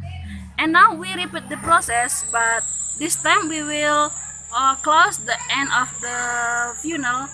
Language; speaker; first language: English; non-native, learner; Indonesian